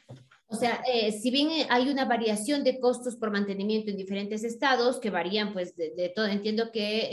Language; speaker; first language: Spanish; native; Spanish